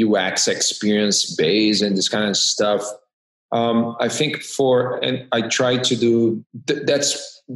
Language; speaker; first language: English; non-native, fluent; Portuguese